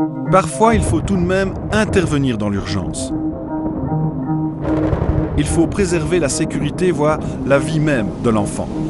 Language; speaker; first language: French; native; French